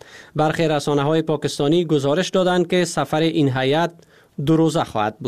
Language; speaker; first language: Persian; native; Persian